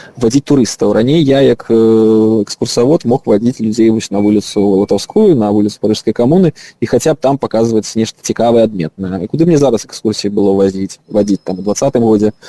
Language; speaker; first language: Belarusian; non-native, local second language; Russian